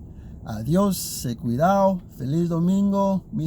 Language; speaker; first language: Spanish; non-native, learner; Haitian Creole